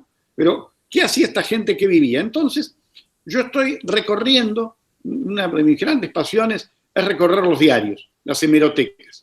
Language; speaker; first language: Spanish; native; Spanish